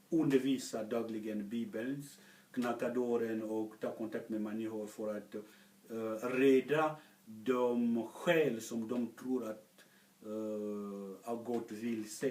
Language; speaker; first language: Swedish; non-native, fluent; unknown